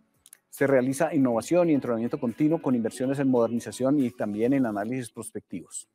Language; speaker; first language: Spanish; native; Spanish